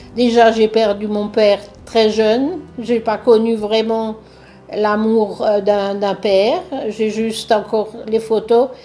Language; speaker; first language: French; non-native, local second language; Swiss German